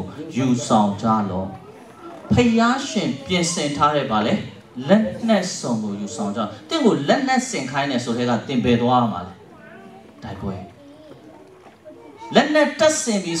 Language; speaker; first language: Burmese; native; Burmese